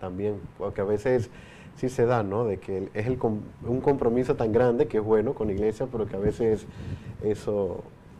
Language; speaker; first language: Spanish; native; Spanish